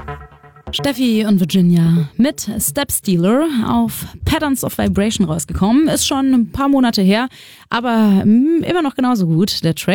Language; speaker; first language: German; native; German